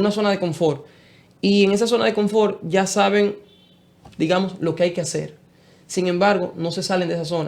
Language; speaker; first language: Spanish; native; Spanish